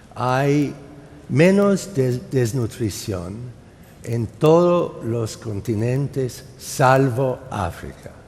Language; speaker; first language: Spanish; non-native, fluent; English